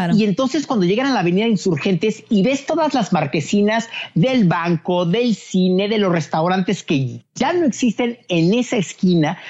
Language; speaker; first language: Spanish; native; Spanish